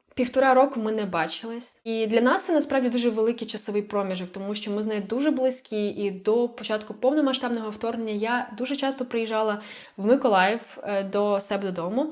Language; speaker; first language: Ukrainian; native; Ukrainian